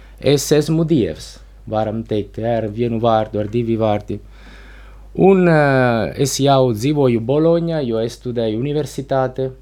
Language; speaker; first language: Latvian; non-native, learner; Italian